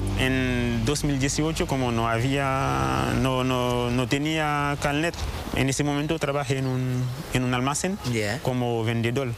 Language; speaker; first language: Spanish; non-native, learner; Haitian Creole